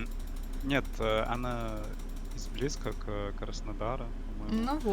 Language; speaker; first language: Russian; non-native, learner; English